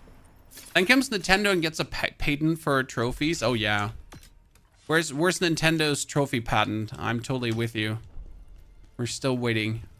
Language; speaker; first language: English; non-native, fluent; German